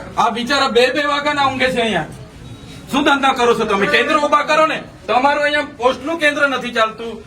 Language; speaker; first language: Gujarati; non-native, local second language; Vasavi